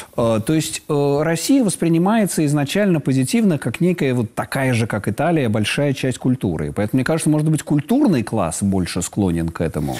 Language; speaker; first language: Russian; native; Russian